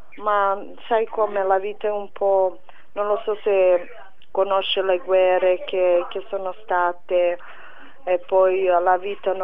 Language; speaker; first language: Italian; non-native, fluent; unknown